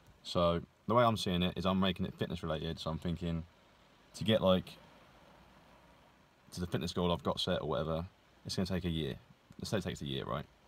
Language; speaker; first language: English; native; English